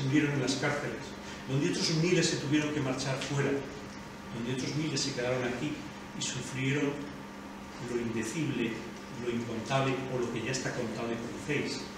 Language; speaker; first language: Spanish; native; Spanish